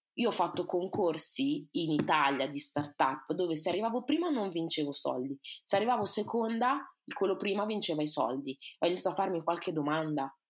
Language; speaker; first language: Italian; early bilingual, other home language; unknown